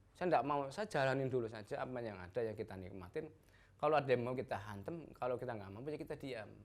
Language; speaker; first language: Indonesian; non-native, local second language; Javanese